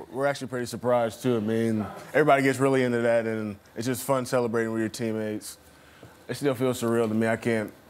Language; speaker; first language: English; native; English